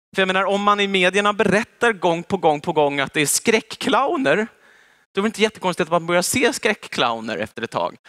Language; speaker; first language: Swedish; native; Swedish